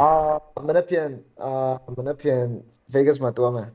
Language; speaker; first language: Burmese; early bilingual, other home language; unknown